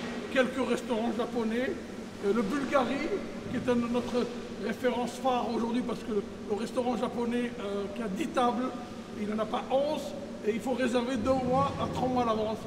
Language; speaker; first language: French; native; French